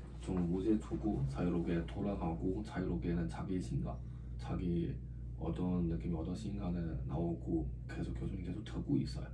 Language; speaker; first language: Korean; non-native, learner; Chinese